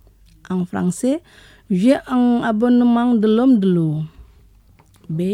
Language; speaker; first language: French; non-native, fluent; Indonesian